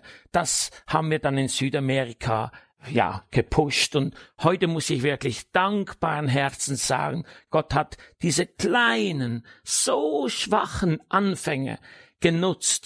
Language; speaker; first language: German; native; German